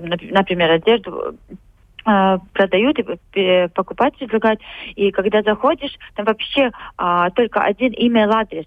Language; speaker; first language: Russian; non-native, local second language; Latvian